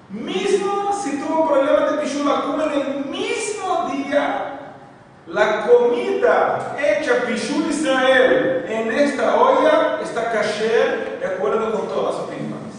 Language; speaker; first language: Spanish; non-native, fluent; Portuguese